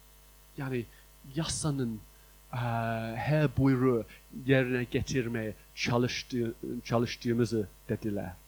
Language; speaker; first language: Turkish; non-native, fluent; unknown